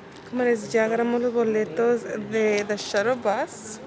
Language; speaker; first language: Spanish; early bilingual, heritage; Spanish